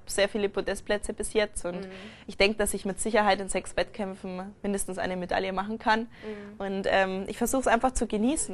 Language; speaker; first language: German; native; German